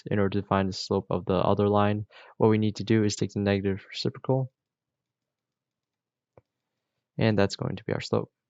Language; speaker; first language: English; native; English